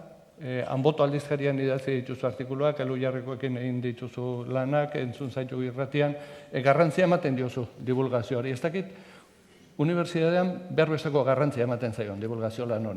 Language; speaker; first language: Basque; native; Basque